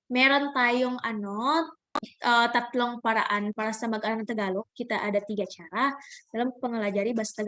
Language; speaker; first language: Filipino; non-native, fluent; Indonesian